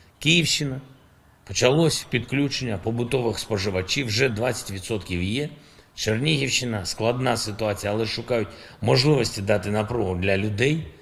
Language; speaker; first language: Ukrainian; non-native, local second language; Russian